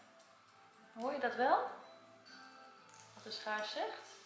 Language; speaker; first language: Dutch; native; Dutch